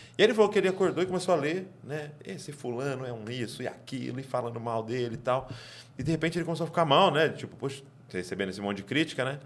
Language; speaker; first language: Portuguese; native; Portuguese